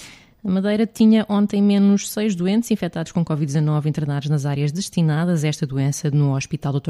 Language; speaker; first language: Portuguese; native; Portuguese